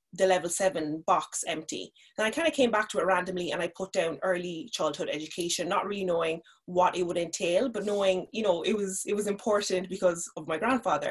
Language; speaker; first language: English; native; English